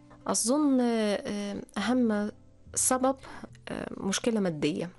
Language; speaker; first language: Arabic; non-native, fluent; Russian